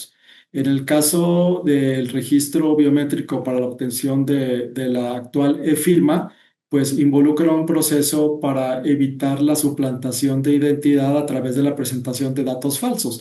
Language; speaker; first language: Spanish; native; Spanish